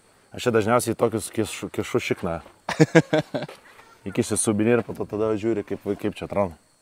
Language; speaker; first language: Lithuanian; native; Lithuanian